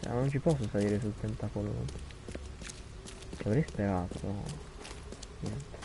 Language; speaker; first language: Italian; native; Italian